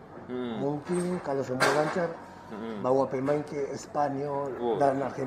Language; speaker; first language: Indonesian; non-native, fluent; Spanish